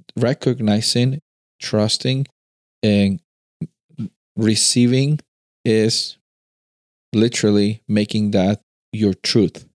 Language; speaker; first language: English; non-native, fluent; Spanish